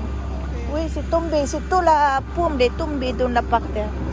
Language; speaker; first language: French; non-native, learner; Filipino